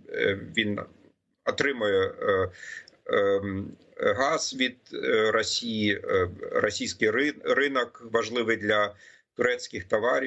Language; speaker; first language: Ukrainian; non-native, fluent; German